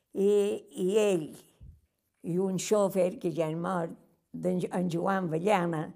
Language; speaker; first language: Catalan; native; Catalan